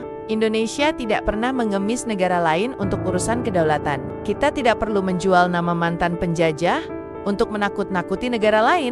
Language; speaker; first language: Indonesian; native; Indonesian